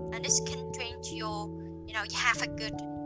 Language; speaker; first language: English; non-native, learner; Vietnamese